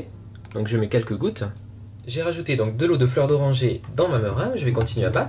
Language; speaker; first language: French; native; French